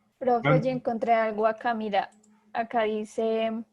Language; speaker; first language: Spanish; native; Spanish